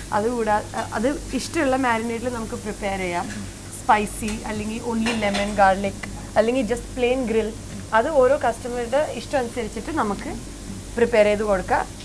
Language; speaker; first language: Malayalam; early bilingual, heritage; Malayalam